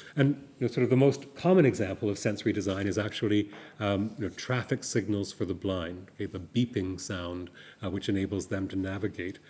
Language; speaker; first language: English; native; English